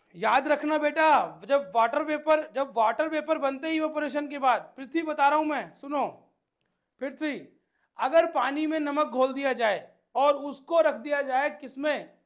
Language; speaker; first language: Hindi; native; Hindi